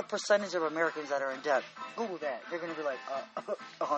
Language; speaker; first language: English; native; English